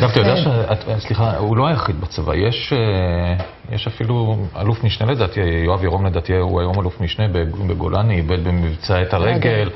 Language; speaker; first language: Hebrew; native; Hebrew